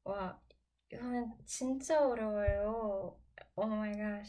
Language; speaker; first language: Korean; non-native, learner; English